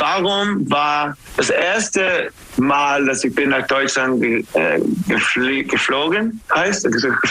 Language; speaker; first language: German; non-native, learner; English